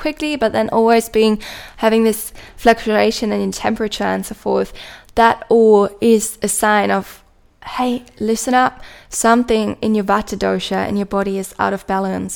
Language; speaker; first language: English; non-native, fluent; German